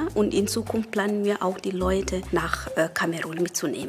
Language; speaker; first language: German; non-native, fluent; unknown